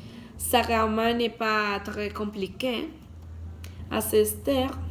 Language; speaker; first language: French; non-native, learner; Spanish